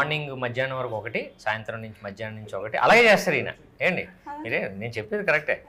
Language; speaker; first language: Telugu; native; Telugu